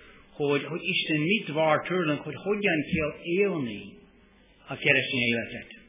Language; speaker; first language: Hungarian; non-native, fluent; English